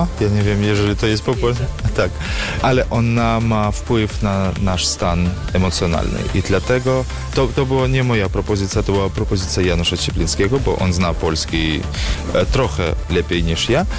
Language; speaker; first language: Polish; non-native, learner; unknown